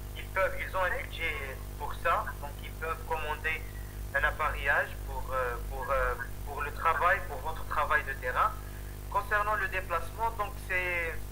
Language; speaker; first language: French; non-native, local second language; Arabic